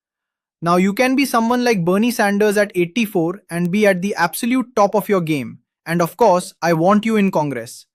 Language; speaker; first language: English; native; English